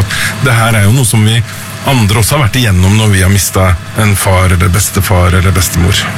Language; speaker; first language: Norwegian; native; Norwegian